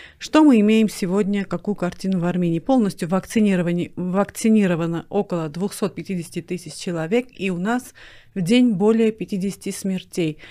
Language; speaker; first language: Russian; non-native, local second language; Armenian